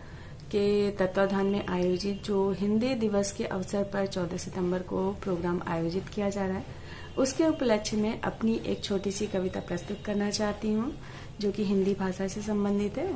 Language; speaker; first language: Hindi; native; Hindi